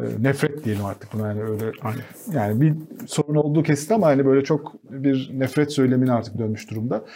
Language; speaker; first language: Turkish; native; Turkish